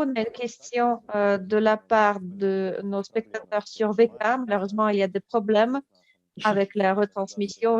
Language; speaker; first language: French; native; French